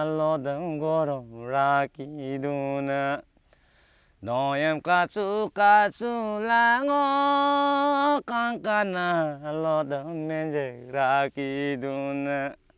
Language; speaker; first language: Assamese; non-native, local second language; Mising